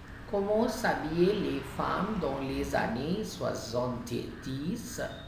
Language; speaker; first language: English; non-native, local second language; Tamil